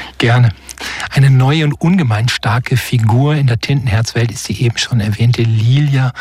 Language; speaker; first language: German; native; German